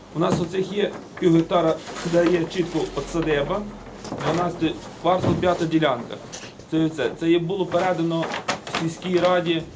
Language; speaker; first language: Ukrainian; native; Ukrainian